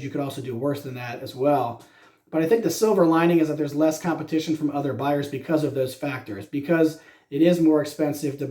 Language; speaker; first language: English; native; English